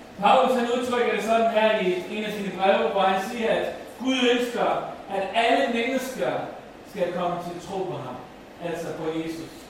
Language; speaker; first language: Danish; non-native, local second language; Faroese